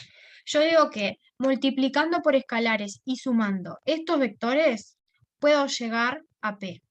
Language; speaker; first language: Spanish; native; Spanish